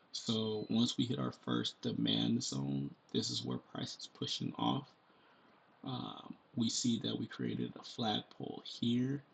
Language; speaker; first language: English; native; English